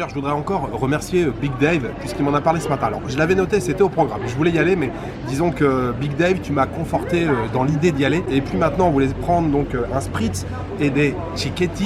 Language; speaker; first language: French; native; French